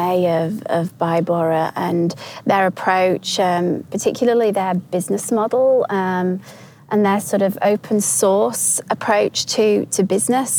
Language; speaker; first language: English; native; English